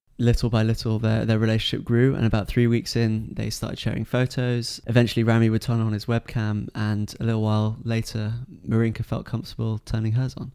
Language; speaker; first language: English; native; English